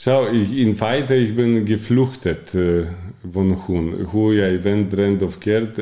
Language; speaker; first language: German; non-native, learner; Polish